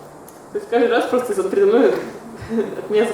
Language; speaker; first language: Russian; native; Russian